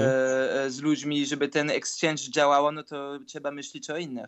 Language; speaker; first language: Polish; early bilingual, heritage; Polish